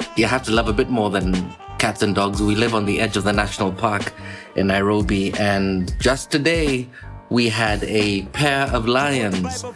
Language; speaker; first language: English; non-native, local second language; Kikuyu